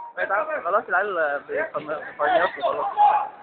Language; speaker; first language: Arabic; native; Arabic